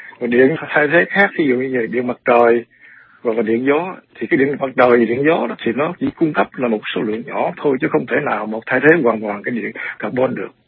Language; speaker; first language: Vietnamese; native; Vietnamese